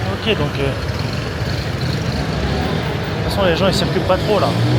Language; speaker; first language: French; native; French